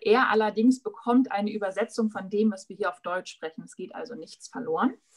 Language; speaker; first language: German; native; German